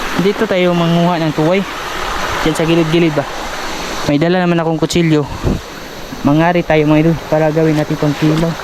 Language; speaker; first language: Filipino; native; Filipino